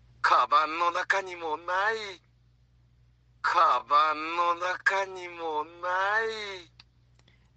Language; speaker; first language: Japanese; non-native, learner; English